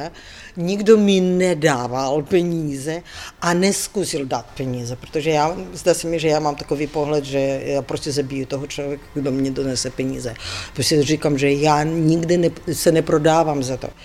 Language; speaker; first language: Czech; non-native, fluent; Ukrainian